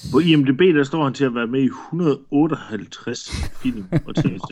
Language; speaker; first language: Danish; native; Danish